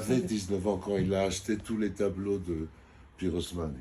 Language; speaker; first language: French; non-native, fluent; Georgian